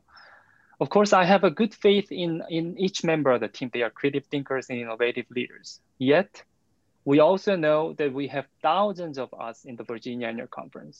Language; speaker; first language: English; non-native, fluent; Korean